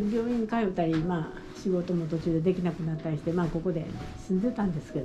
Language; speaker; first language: Japanese; native; Japanese